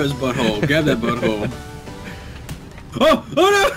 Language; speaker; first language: English; native; English